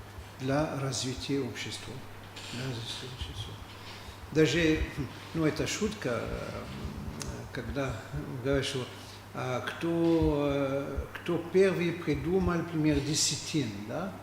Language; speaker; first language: Russian; non-native, learner; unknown